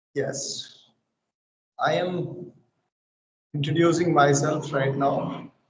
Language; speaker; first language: English; non-native, local second language; Hindi